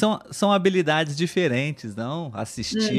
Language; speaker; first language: Portuguese; non-native, learner; Spanish